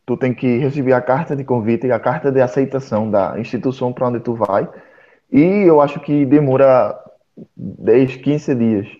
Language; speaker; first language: Portuguese; non-native, fluent; Spanish